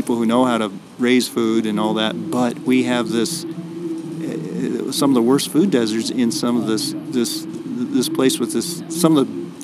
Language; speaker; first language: English; native; English